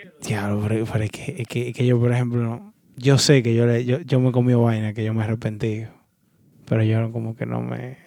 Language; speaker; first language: Spanish; native; Spanish